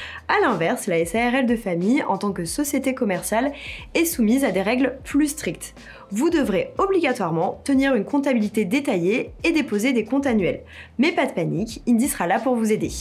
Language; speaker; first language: French; native; French